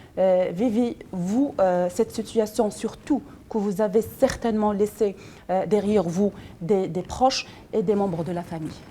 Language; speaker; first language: French; non-native, local second language; Arabic